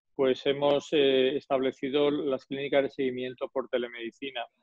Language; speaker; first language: Spanish; native; Spanish